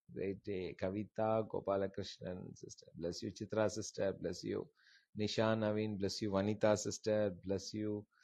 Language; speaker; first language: English; non-native, local second language; Tamil